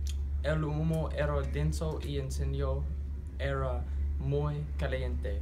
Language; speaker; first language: Spanish; non-native, learner; English